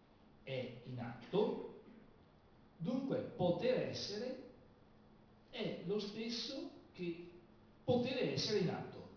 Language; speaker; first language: Italian; native; Italian